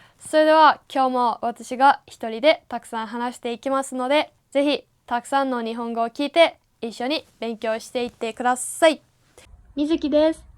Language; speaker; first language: Japanese; native; Japanese